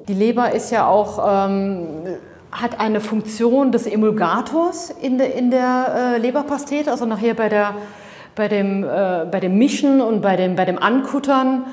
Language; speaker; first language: German; native; German